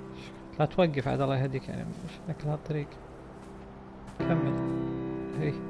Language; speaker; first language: Arabic; native; Arabic